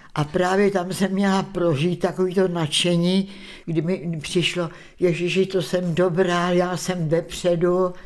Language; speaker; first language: Czech; native; Czech